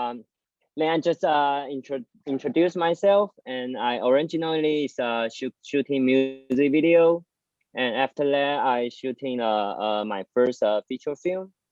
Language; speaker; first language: English; non-native, learner; Chinese